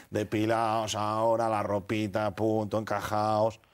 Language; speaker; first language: Spanish; native; Spanish